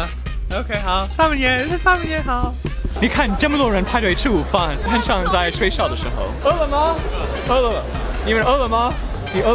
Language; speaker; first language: Chinese; non-native, fluent; English